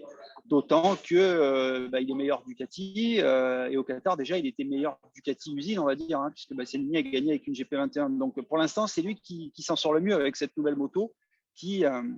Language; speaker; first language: French; native; French